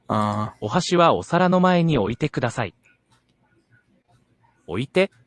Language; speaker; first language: Japanese; non-native, learner; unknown